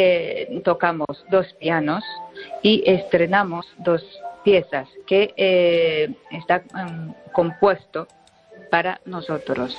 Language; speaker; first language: Spanish; non-native, fluent; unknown